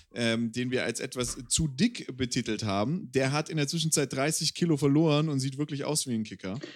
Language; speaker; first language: German; native; German